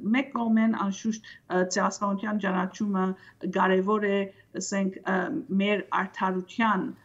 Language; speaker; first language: Armenian; early bilingual, heritage; Armenian